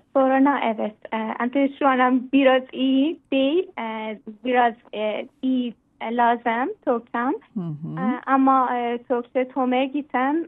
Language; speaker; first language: Turkish; non-native, learner; Persian